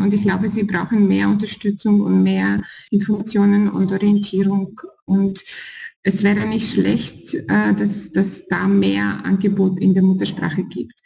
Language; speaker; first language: German; non-native, fluent; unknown